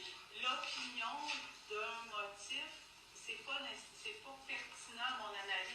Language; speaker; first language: French; native; French